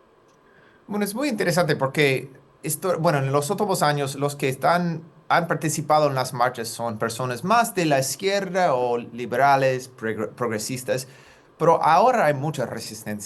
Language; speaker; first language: Spanish; non-native, fluent; English